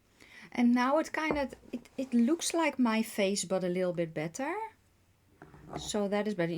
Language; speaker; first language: English; non-native, fluent; Dutch